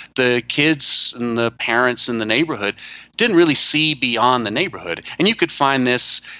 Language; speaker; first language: English; native; English